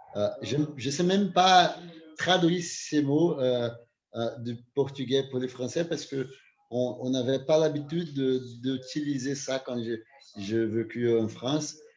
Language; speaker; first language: French; non-native, fluent; Portuguese